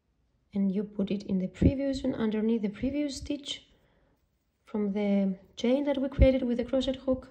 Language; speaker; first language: English; non-native, fluent; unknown